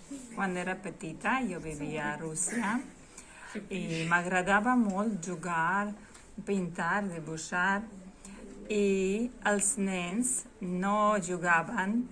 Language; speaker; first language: Catalan; non-native, learner; Russian